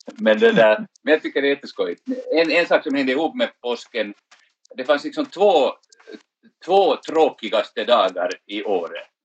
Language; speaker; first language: Swedish; native; Swedish